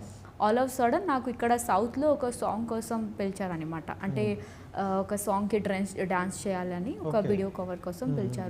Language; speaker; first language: Telugu; non-native, learner; Odia